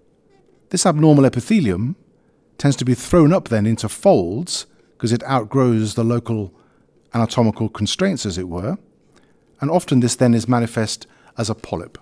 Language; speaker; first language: English; native; English